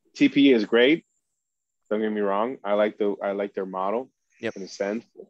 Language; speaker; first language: English; early bilingual, other home language; Spanish